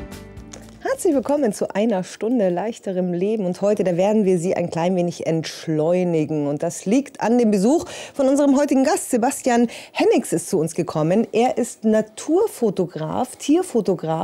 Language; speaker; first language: German; native; German